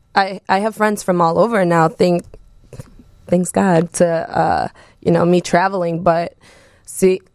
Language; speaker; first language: English; early bilingual, other home language; Spanish